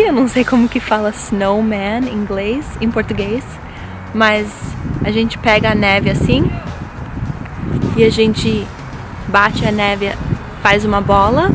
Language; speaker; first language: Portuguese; early bilingual, heritage; Portuguese